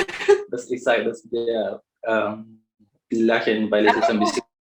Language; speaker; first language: German; non-native, fluent; Spanish